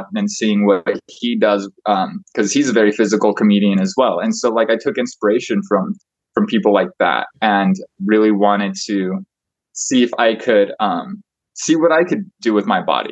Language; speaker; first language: English; native; English